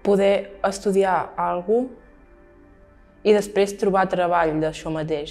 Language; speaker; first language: Catalan; non-native, local second language; Spanish